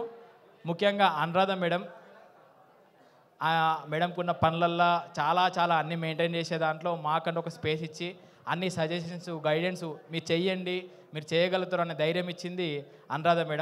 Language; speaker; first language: Telugu; native; Telugu